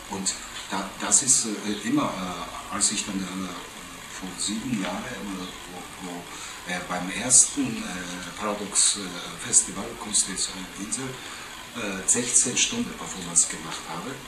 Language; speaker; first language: German; non-native, fluent; Japanese